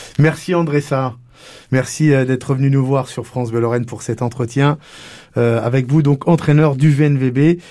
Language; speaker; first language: French; native; French